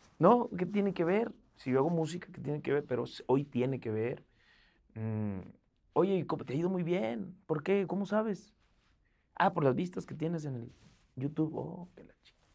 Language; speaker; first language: Spanish; native; Spanish